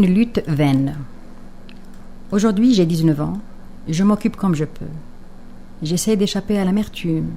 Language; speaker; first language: French; non-native, local second language; Arabic